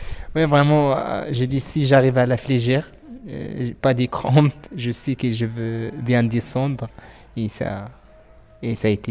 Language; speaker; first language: French; non-native, learner; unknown